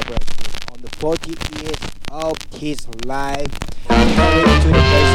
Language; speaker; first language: English; native; English